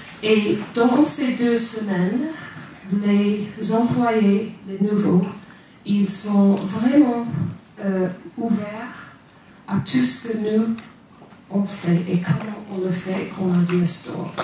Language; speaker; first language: French; non-native, fluent; English